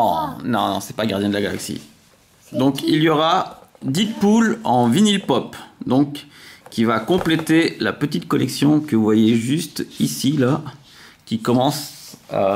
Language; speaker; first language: French; native; French